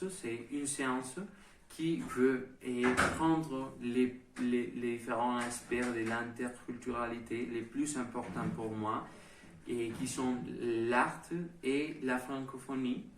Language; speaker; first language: French; non-native, learner; Spanish